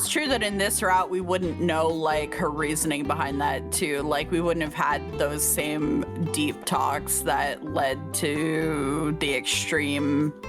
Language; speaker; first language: English; native; English